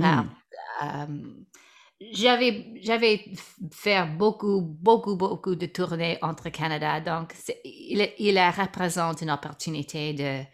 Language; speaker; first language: French; non-native, learner; English